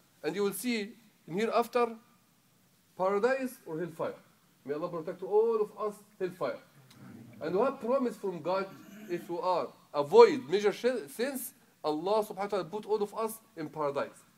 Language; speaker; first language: English; non-native, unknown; Arabic